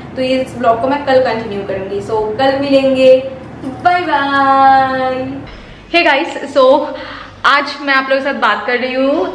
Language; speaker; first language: Hindi; non-native, local second language; Bangla